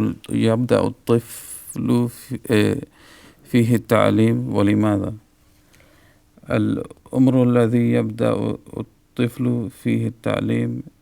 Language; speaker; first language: Arabic; non-native, learner; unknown